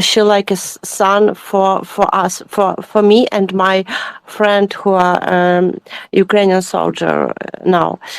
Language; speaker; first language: English; non-native, learner; Ukrainian